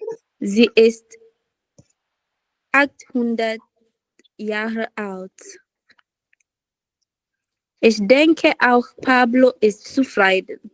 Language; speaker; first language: German; non-native, learner; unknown